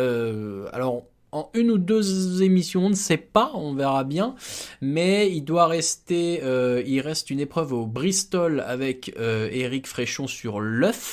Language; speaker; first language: French; native; French